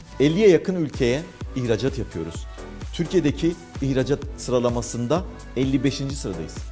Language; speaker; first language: Turkish; native; Turkish